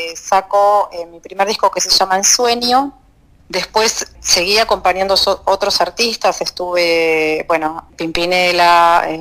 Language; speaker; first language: Spanish; native; Spanish